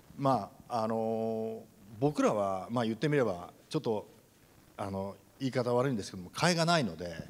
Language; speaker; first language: Japanese; native; Japanese